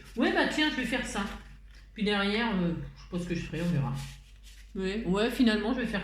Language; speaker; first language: French; native; French